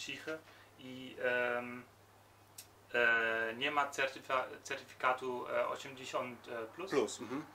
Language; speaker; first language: Polish; early bilingual, heritage; Polish